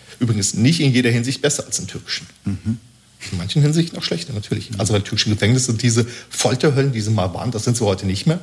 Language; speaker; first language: German; early bilingual, other home language; Turkish